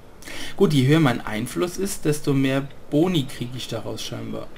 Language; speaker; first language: German; native; German